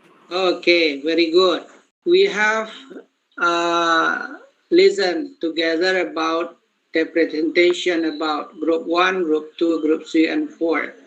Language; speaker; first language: English; non-native, learner; Indonesian